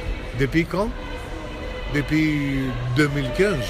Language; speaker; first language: French; non-native, fluent; Greek